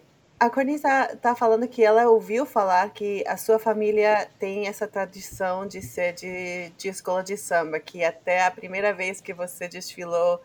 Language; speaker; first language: Portuguese; non-native, fluent; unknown